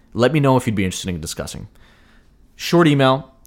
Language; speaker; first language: English; early bilingual, other home language; Russian